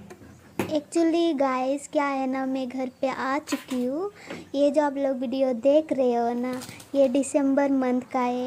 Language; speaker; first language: Hindi; non-native, local second language; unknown